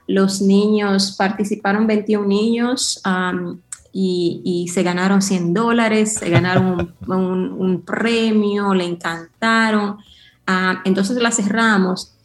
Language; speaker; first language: Spanish; early bilingual, heritage; Spanish